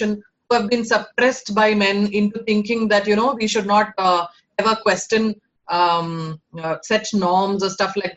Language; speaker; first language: English; non-native, local second language; Malayalam